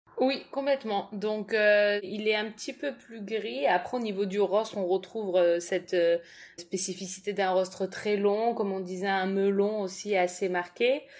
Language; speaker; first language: French; native; French